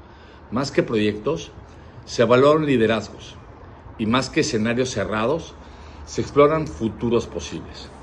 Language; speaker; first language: Spanish; native; Spanish